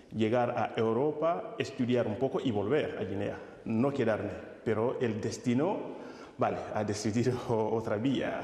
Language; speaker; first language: Spanish; non-native, fluent; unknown